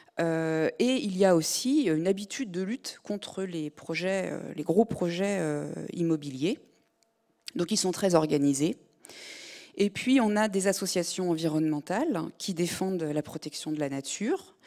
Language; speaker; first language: French; native; French